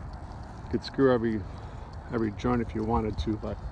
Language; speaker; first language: English; native; English